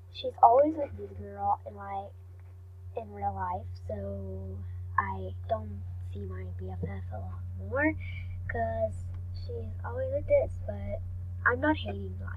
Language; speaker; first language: English; non-native, learner; French